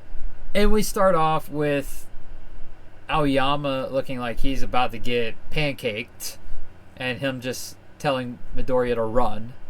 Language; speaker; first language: English; native; English